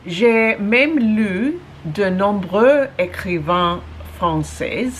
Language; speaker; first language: French; non-native, learner; English